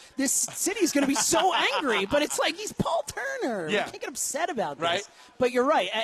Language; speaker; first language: English; native; English